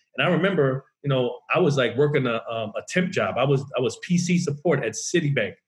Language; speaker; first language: English; native; English